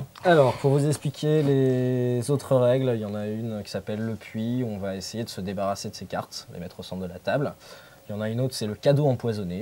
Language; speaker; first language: French; native; French